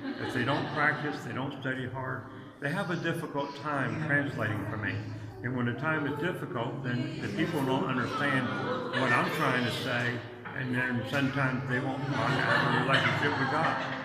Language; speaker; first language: English; native; English